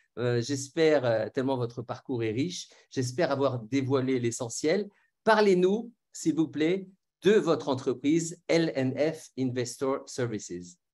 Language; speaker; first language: French; native; French